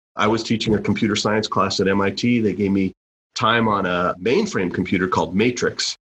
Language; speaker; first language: English; native; English